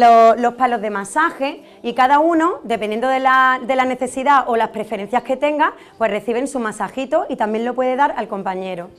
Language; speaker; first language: Spanish; native; Spanish